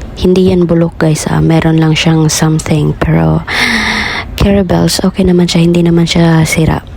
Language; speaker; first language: Filipino; non-native, local second language; Iloko